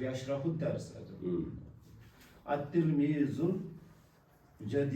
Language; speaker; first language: Arabic; non-native, learner; Urdu